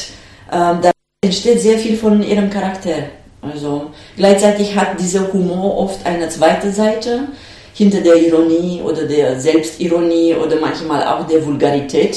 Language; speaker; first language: German; non-native, fluent; Romanian